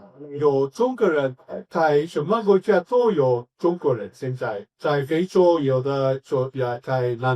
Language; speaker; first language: Chinese; non-native, learner; English